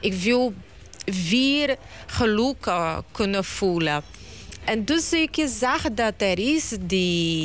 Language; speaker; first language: Dutch; non-native, learner; Portuguese